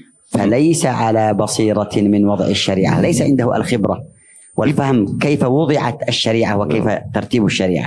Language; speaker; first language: Arabic; native; Arabic